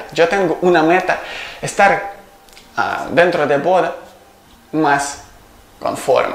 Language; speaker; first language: Spanish; non-native, learner; Ukrainian